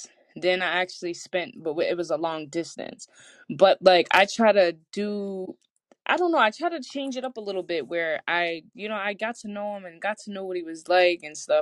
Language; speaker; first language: English; native; English